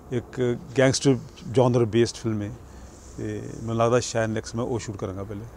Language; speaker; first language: Punjabi; early bilingual, heritage; Punjabi